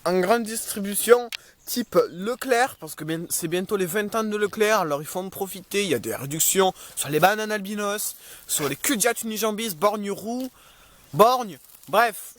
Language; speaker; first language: French; native; French